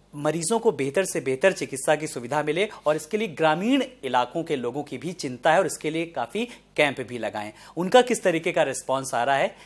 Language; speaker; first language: Hindi; native; Hindi